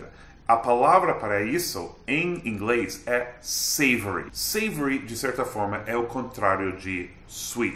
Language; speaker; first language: Portuguese; non-native, fluent; English